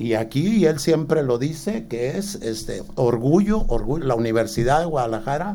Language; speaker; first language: Spanish; native; Spanish